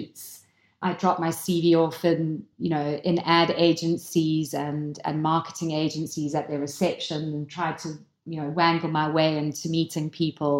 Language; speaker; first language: English; native; English